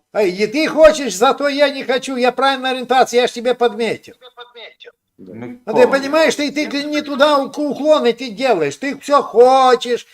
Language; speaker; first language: Russian; non-native, local second language; Ukrainian